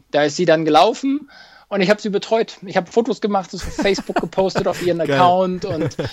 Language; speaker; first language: German; native; German